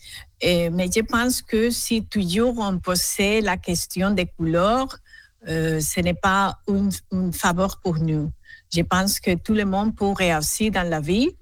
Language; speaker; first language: French; non-native, learner; Spanish